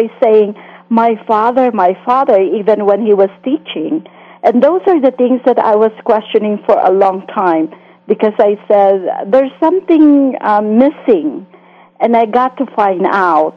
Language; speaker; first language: English; non-native, local second language; Filipino